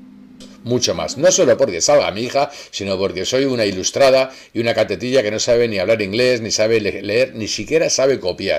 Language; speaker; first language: Spanish; native; Spanish